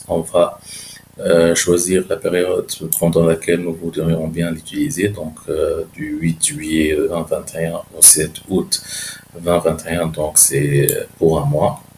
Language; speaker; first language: French; non-native, local second language; Arabic